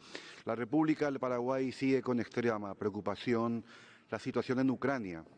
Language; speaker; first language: Spanish; native; Spanish